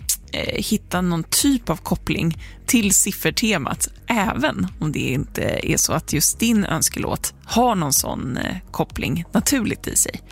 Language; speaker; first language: Swedish; native; Swedish